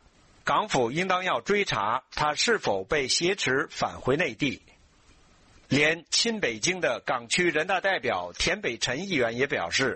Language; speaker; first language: Chinese; native; Chinese